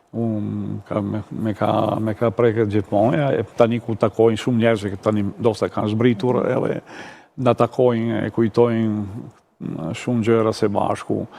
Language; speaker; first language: Albanian; non-native, fluent; Italian